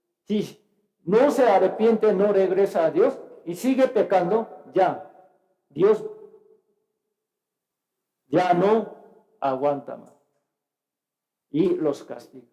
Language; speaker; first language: Spanish; non-native, fluent; Korean